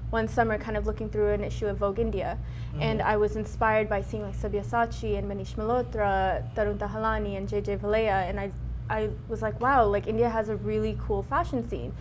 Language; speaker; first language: English; native; English